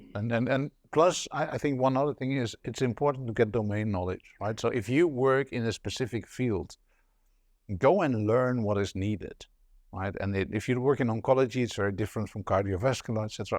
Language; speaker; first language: English; non-native, fluent; Dutch